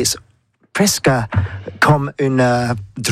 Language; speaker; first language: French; non-native, learner; English